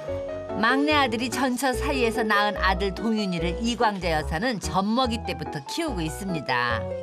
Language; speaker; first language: Korean; native; Korean